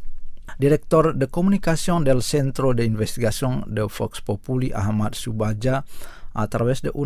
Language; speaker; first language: Spanish; non-native, fluent; Indonesian